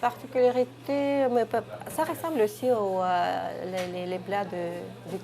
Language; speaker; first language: French; non-native, fluent; Russian